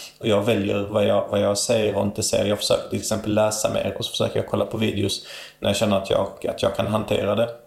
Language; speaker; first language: Swedish; early bilingual, other home language; Arabic